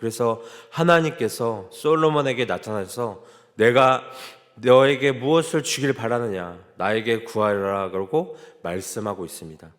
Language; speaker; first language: Korean; native; Korean